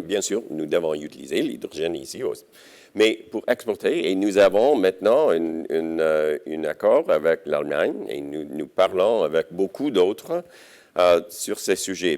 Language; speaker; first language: French; non-native, local second language; English